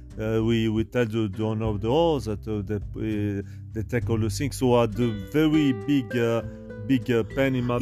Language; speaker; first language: English; non-native, learner; French